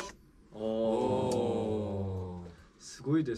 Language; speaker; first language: Japanese; non-native, fluent; Korean